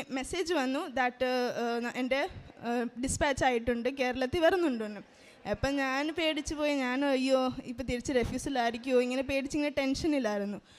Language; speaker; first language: Malayalam; early bilingual, heritage; Malayalam